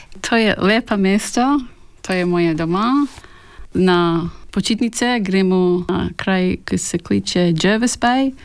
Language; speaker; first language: Slovenian; early bilingual, heritage; Slovenian